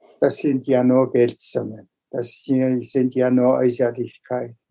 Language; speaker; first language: German; non-native, fluent; Mongolian